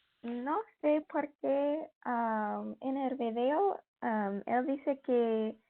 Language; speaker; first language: Spanish; non-native, learner; English